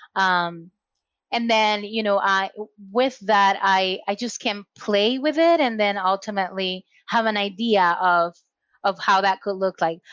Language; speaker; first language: English; non-native, fluent; Spanish